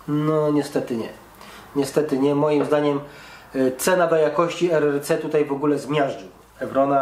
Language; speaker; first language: Polish; native; Polish